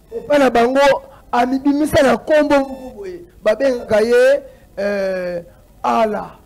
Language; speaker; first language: Lingala; non-native, local second language; Kongo